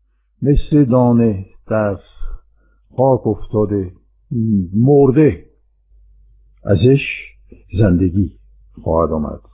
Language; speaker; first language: Persian; non-native, fluent; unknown